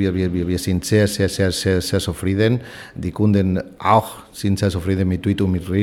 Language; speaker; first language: German; non-native, fluent; Spanish